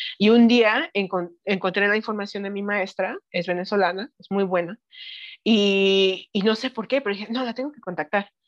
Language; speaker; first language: Spanish; early bilingual, heritage; Spanish